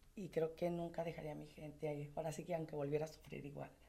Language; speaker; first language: Spanish; native; Spanish